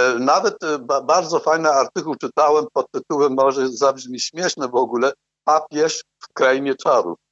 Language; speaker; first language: Polish; non-native, fluent; Arabic